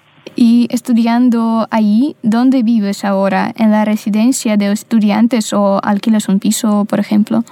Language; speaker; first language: Spanish; non-native, fluent; Russian